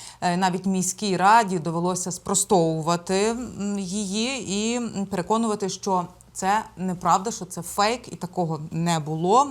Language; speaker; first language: Ukrainian; native; Ukrainian